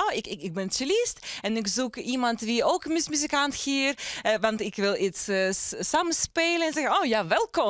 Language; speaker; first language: Dutch; non-native, learner; Ukrainian